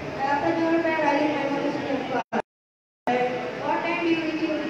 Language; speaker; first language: English; non-native, learner; Bangla